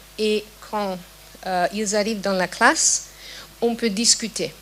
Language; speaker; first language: French; non-native, fluent; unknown